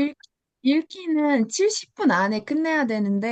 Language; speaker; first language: Korean; non-native, fluent; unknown